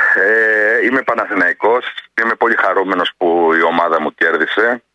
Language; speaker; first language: Greek; native; Greek